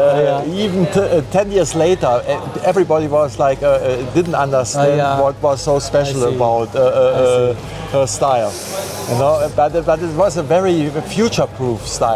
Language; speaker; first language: English; non-native, learner; Japanese